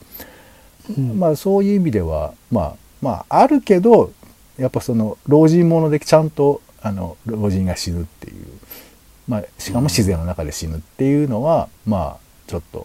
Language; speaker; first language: Japanese; native; Japanese